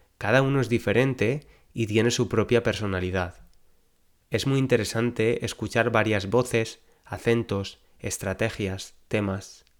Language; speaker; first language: Spanish; native; Spanish